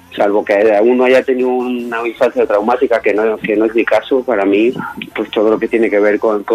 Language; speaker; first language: Spanish; native; Spanish